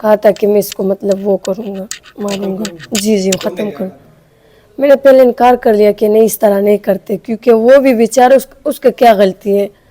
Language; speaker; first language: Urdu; non-native, local second language; Pashto